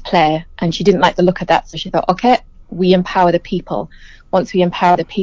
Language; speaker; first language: English; native; English